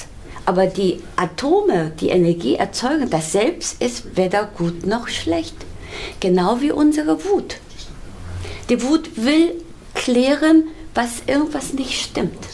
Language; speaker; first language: German; non-native, fluent; Korean